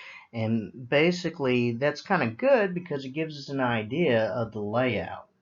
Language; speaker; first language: English; native; English